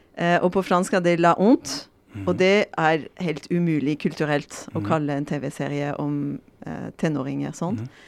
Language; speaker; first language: Norwegian; non-native, fluent; French